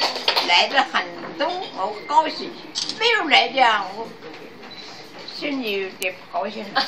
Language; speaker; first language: Chinese; non-native, local second language; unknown